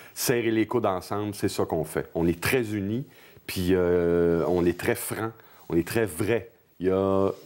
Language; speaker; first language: French; native; French